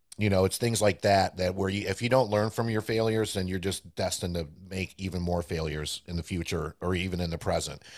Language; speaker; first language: English; early bilingual, other home language; Spanish